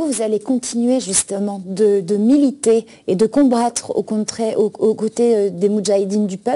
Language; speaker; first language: French; native; French